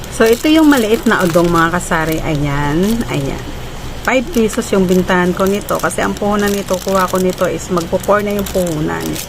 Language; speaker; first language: Filipino; non-native, local second language; Cebuano